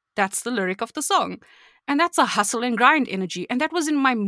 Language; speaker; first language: English; native; English